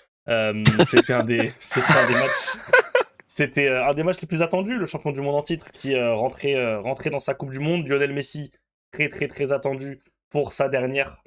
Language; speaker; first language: French; native; French